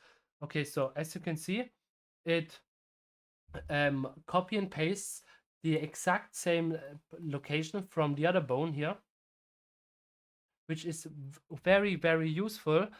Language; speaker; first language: English; non-native, fluent; German